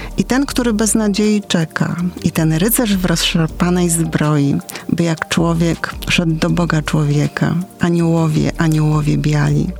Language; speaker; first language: Polish; native; Polish